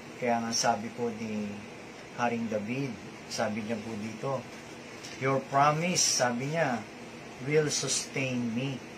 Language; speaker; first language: Filipino; native; Filipino